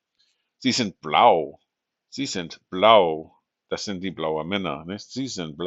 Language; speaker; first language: German; non-native, fluent; English